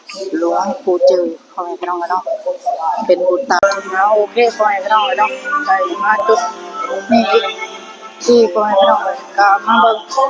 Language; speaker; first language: Thai; non-native, local second language; Northeastern Thai